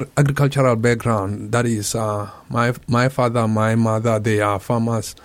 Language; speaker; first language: English; non-native, local second language; Tswana